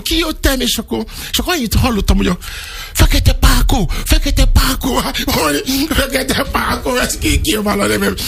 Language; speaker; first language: Hungarian; non-native, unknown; Yoruba